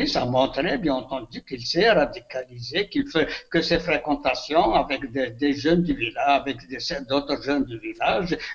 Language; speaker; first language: French; non-native, local second language; Kabyle